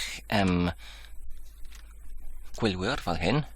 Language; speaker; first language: Welsh; non-native, fluent; English